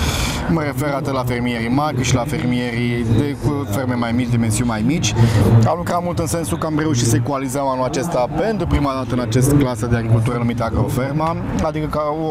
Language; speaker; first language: Romanian; native; Romanian